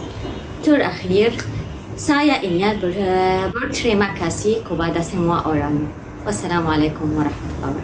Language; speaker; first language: Indonesian; non-native, learner; Arabic